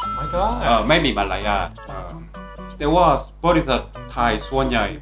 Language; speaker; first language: Thai; non-native, learner; Korean